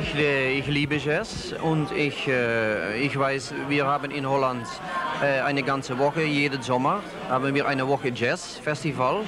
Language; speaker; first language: German; non-native, learner; Dutch